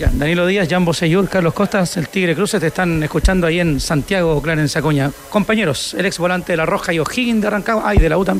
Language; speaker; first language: Spanish; native; Spanish